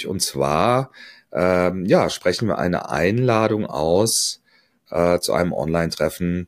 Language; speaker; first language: German; native; German